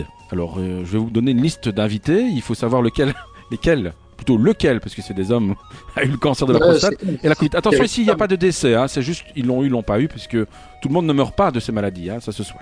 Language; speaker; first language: French; native; French